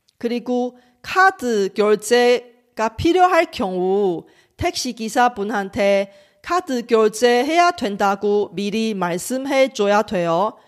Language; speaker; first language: Korean; non-native, fluent; Chinese